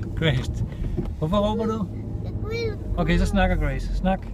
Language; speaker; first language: Danish; native; Danish